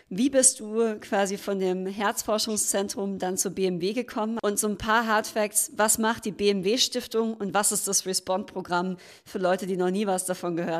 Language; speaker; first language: German; native; German